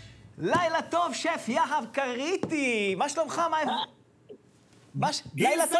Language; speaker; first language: Hebrew; native; Hebrew